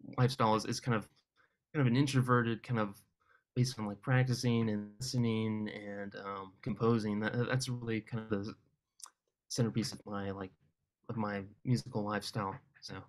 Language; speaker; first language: English; native; English